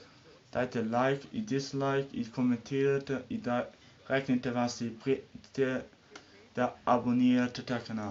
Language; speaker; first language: German; early bilingual, other home language; Serbian